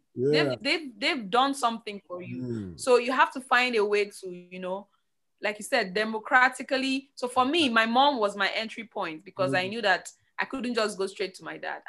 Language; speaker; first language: English; non-native, local second language; Igbo